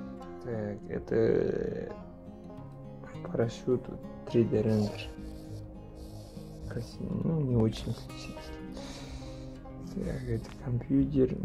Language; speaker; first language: Russian; non-native, local second language; Kazakh